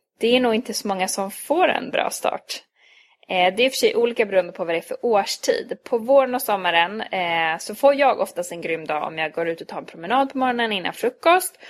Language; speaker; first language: Swedish; early bilingual, other home language; Hungarian